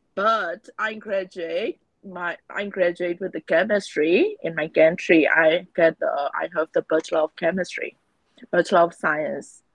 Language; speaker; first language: English; non-native, fluent; Burmese